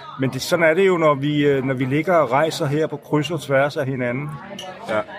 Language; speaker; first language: Danish; native; Danish